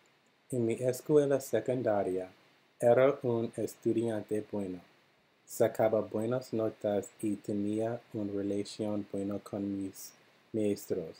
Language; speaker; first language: Spanish; non-native, learner; English